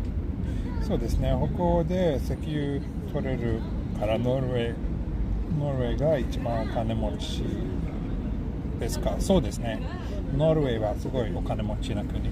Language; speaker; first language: Japanese; non-native, fluent; Swedish